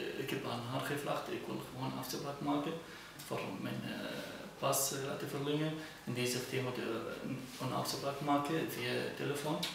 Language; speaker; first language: Dutch; non-native, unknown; Arabic